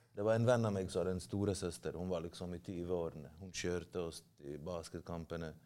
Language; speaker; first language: Norwegian; early bilingual, other home language; Bosnian